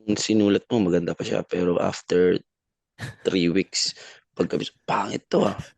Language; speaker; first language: Filipino; non-native, local second language; Cebuano